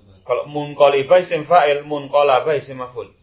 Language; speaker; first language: Arabic; non-native, fluent; Indonesian